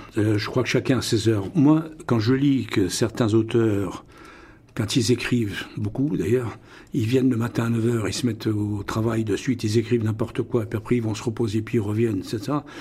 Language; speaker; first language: French; non-native, local second language; Russian